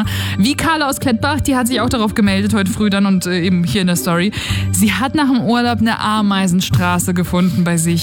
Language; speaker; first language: German; native; German